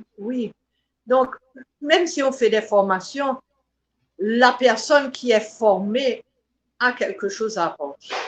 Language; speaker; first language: French; non-native, local second language; Haitian Creole